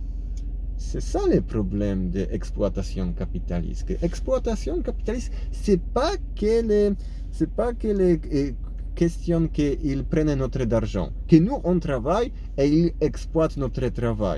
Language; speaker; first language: French; non-native, fluent; Polish